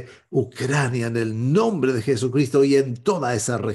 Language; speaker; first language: Spanish; non-native, fluent; English